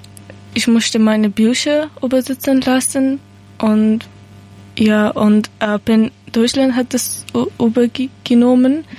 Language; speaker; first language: German; non-native, learner; Persian